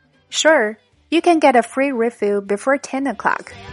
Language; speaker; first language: English; non-native, fluent; Chinese